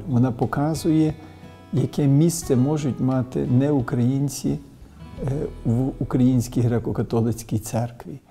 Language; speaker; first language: Ukrainian; early bilingual, heritage; Ukrainian